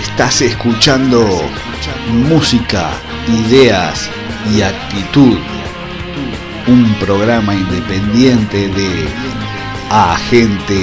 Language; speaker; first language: Spanish; native; Spanish